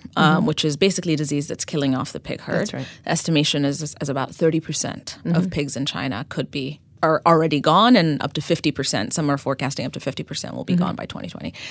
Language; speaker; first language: English; non-native, fluent; Amharic